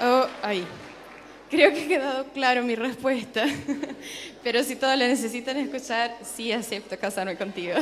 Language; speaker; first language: Spanish; non-native, fluent; Portuguese